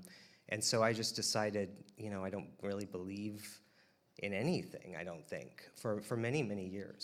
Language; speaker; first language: English; native; English